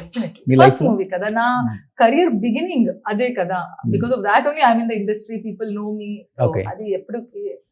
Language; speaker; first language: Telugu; non-native, local second language; Tulu